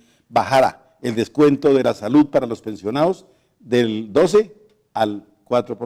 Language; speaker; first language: Spanish; native; Spanish